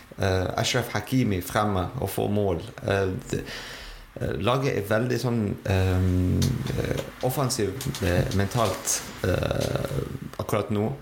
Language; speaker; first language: Norwegian; non-native, fluent; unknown